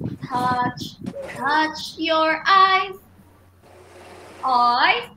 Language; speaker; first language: English; non-native, fluent; Chinese